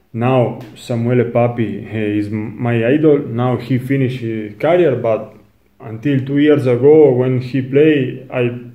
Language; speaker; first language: English; non-native, learner; Italian